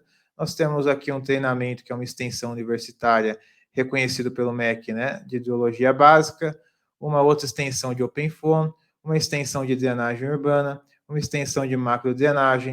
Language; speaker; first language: Portuguese; native; Portuguese